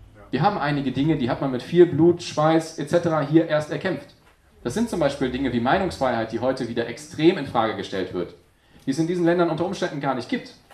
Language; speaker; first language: German; native; German